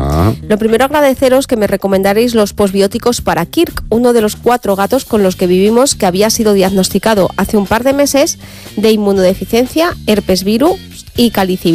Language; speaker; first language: Spanish; native; Spanish